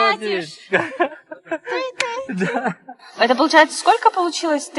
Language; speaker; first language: Russian; native; Russian